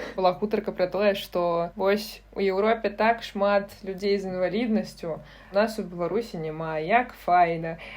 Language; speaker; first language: Belarusian; non-native, local second language; Russian